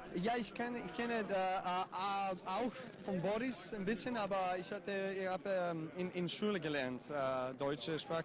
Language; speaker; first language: German; non-native, learner; Serbian